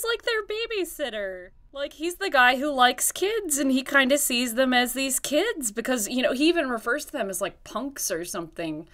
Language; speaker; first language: English; native; English